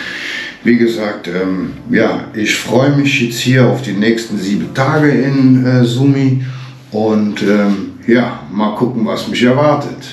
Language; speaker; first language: German; native; German